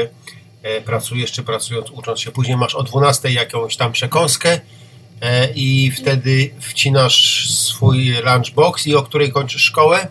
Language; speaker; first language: Polish; native; Polish